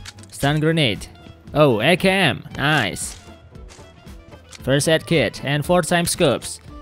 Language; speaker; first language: English; non-native, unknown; Indonesian